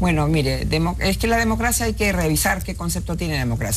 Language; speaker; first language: Spanish; native; Spanish